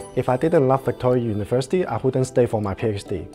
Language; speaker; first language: English; non-native, local second language; Cantonese